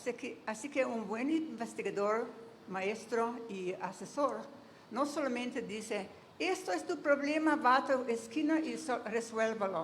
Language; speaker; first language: Spanish; non-native, fluent; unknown